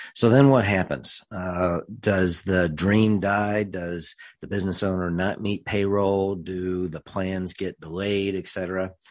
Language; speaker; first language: English; native; English